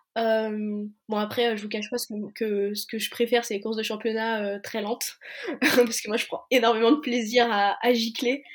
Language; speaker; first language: French; native; French